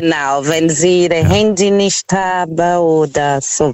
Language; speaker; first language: German; non-native, fluent; Portuguese